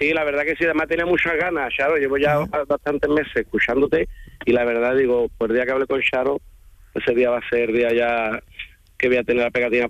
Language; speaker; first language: Spanish; native; Spanish